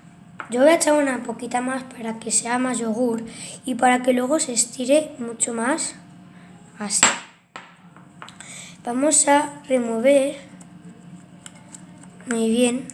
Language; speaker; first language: Spanish; native; Spanish